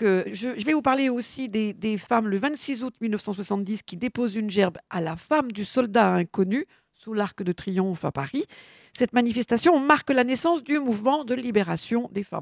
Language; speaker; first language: French; native; French